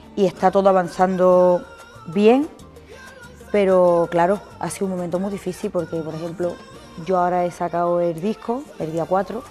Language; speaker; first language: Spanish; native; Spanish